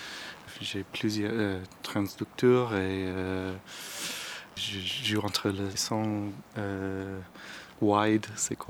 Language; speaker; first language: French; non-native, learner; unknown